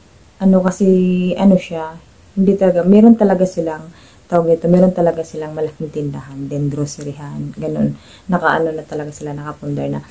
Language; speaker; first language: Filipino; native; Filipino